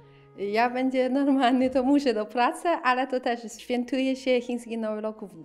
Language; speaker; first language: Polish; non-native, learner; Chinese